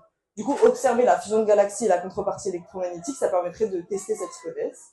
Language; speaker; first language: French; native; French